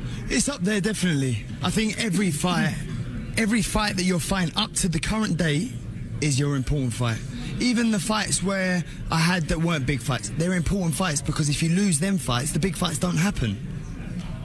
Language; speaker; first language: English; early bilingual, other home language; Spanish